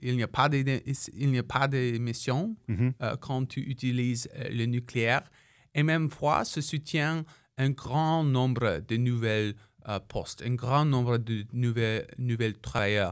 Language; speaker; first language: French; non-native, local second language; English